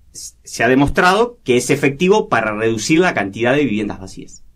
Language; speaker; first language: Spanish; native; Spanish